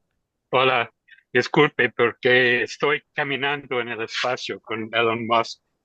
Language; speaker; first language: Spanish; non-native, learner; English